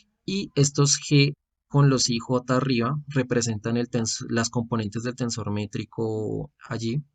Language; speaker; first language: Spanish; native; Spanish